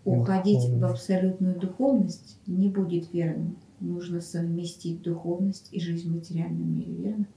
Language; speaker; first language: Russian; native; Russian